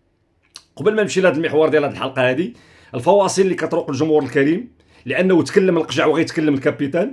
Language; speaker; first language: Arabic; native; Arabic